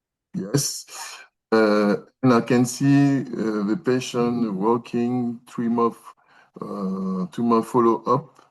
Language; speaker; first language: English; non-native, learner; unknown